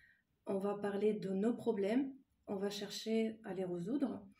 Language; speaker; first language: French; non-native, fluent; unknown